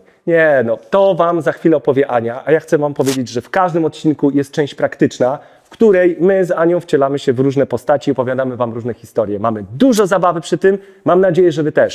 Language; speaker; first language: Polish; native; Polish